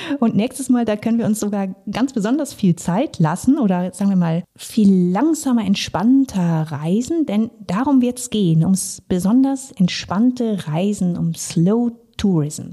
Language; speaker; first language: German; native; German